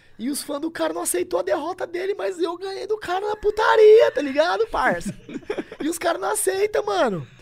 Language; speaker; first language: Portuguese; native; Portuguese